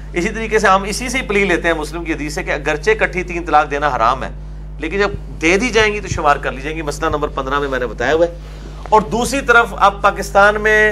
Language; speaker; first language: Urdu; non-native, local second language; Punjabi